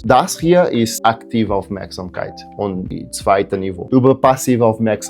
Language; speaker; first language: German; non-native, learner; Portuguese